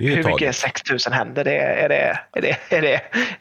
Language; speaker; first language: Swedish; native; Swedish